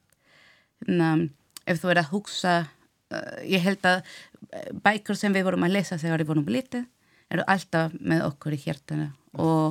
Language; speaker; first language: Icelandic; non-native, learner; Spanish